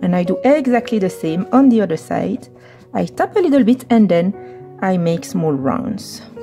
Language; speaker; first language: English; non-native, fluent; French